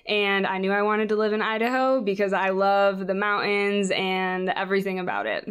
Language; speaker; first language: English; native; English